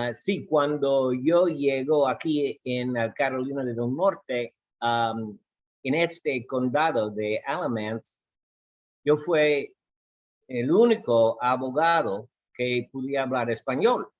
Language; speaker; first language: Spanish; non-native, fluent; English